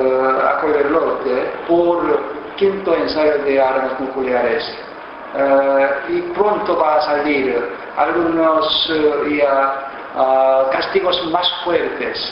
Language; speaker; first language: Spanish; non-native, fluent; Korean